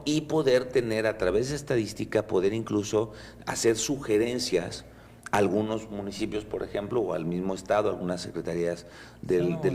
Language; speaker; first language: Spanish; native; Spanish